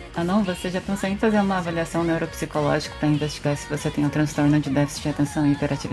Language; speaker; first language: Portuguese; native; Portuguese